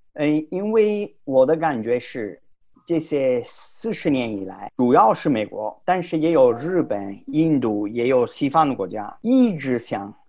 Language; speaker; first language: Chinese; non-native, fluent; Italian